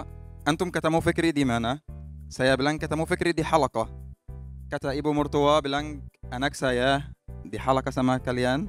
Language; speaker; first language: Indonesian; non-native, fluent; Arabic